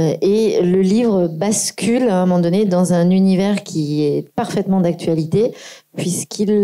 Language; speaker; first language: French; native; French